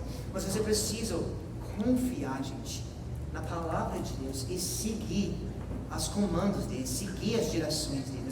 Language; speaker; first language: Portuguese; non-native, fluent; English